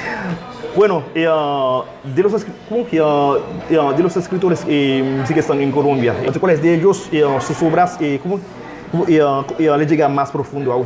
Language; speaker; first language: Spanish; non-native, fluent; Haitian Creole